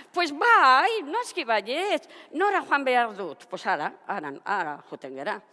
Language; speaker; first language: Basque; non-native, local second language; Spanish